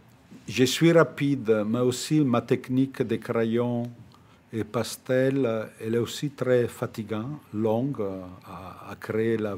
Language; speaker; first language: French; non-native, fluent; Italian